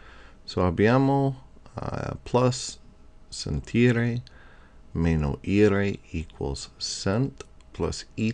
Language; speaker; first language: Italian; non-native, fluent; English